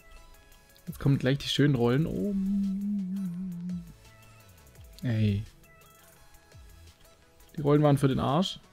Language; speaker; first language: German; native; German